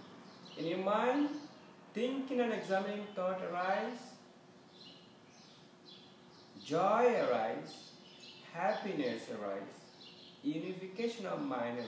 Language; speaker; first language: English; non-native, fluent; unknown